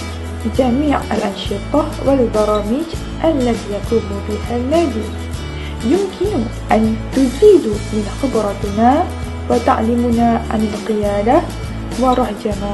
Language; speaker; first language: Arabic; non-native, learner; Malay